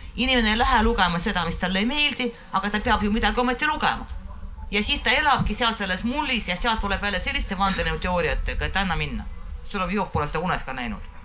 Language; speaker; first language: Estonian; non-native, local second language; Russian